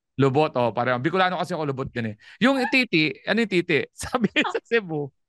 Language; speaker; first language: Filipino; non-native, local second language; Bikol